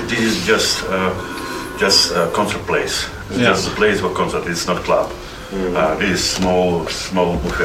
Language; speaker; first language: English; non-native, learner; Russian